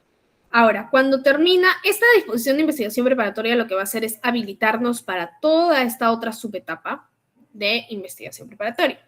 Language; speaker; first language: Spanish; native; Spanish